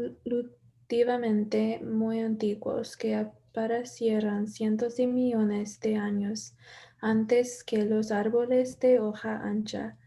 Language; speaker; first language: Spanish; non-native, learner; English